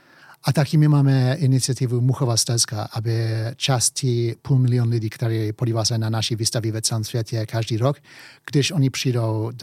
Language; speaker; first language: Czech; early bilingual, heritage; English